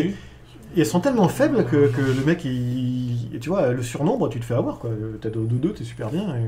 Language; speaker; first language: French; native; French